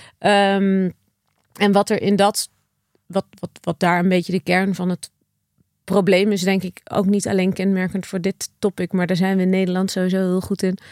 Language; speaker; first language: Dutch; native; Dutch